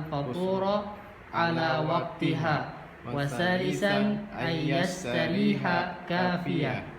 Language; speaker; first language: Arabic; non-native, learner; Indonesian